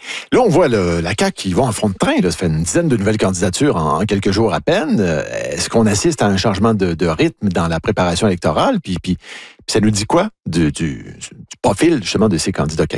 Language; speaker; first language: French; native; French